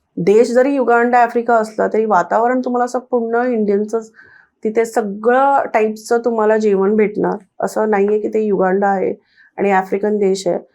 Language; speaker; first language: Marathi; native; Marathi